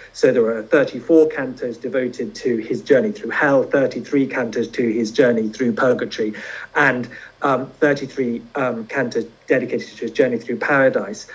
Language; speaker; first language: English; native; English